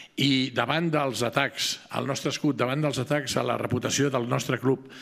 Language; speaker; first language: Catalan; native; Catalan